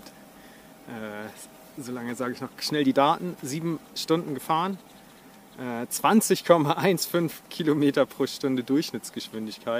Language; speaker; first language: German; native; German